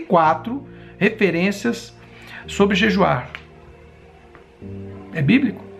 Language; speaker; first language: Portuguese; native; Portuguese